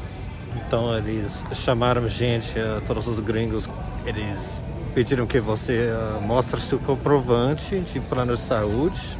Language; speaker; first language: Portuguese; non-native, fluent; English